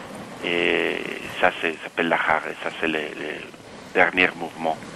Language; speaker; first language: French; non-native, fluent; Spanish